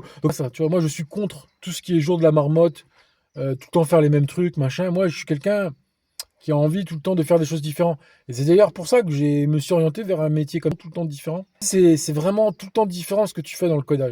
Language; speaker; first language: French; native; French